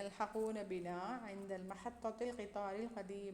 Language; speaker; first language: Arabic; non-native, fluent; Malayalam